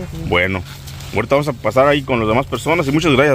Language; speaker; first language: Spanish; native; Spanish